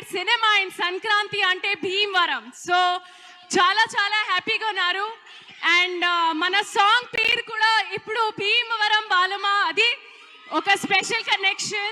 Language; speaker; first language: Telugu; non-native, local second language; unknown